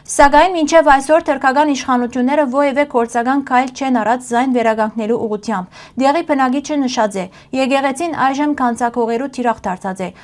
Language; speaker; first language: Armenian; early bilingual, heritage; Armenian